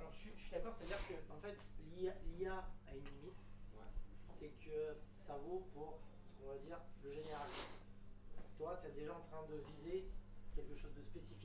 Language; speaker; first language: French; native; French